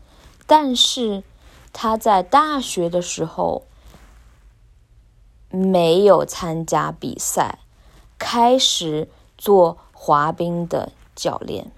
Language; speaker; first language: Chinese; non-native, learner; English